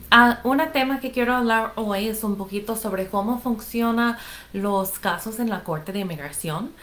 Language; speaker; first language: Spanish; non-native, fluent; English